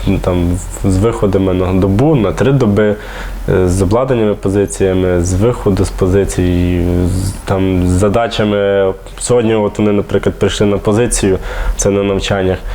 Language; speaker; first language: Ukrainian; native; Ukrainian